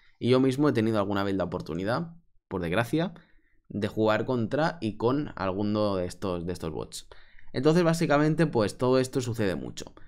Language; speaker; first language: Spanish; native; Spanish